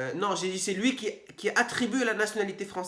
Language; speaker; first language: French; native; French